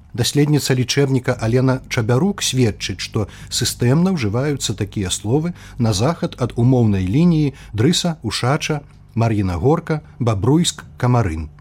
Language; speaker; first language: Belarusian; native; Belarusian